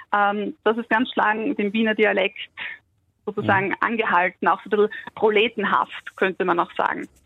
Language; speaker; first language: German; native; German